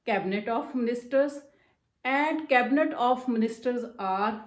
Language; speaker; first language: English; non-native, local second language; Punjabi